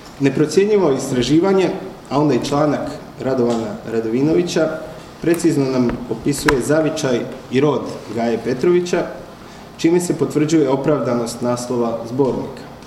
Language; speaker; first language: Croatian; native; Croatian